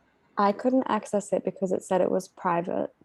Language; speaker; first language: English; native; English